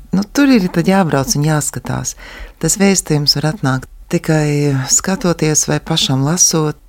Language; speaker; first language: Latvian; native; Latvian